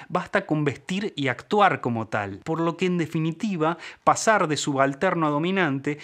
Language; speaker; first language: Spanish; native; Spanish